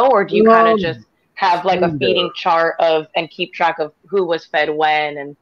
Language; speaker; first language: English; native; English